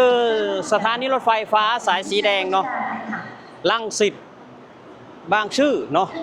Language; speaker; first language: Thai; non-native, local second language; Lao